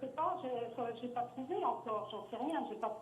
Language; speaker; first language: French; native; French